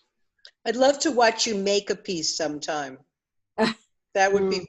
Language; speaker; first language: English; native; English